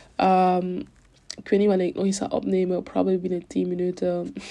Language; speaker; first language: Dutch; early bilingual, other home language; French